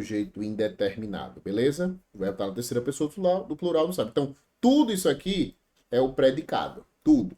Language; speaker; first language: Portuguese; native; Portuguese